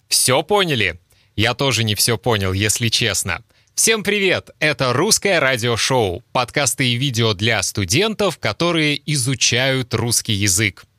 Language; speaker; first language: Russian; native; Russian